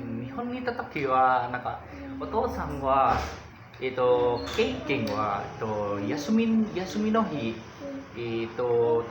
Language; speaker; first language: Japanese; non-native, learner; Indonesian